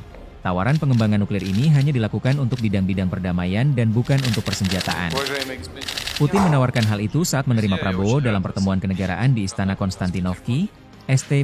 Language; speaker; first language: Indonesian; native; Indonesian